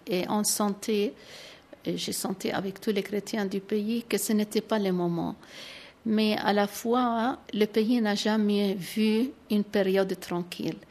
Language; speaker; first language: French; non-native, fluent; Arabic